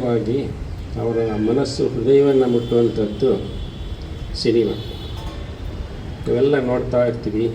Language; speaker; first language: Kannada; native; Kannada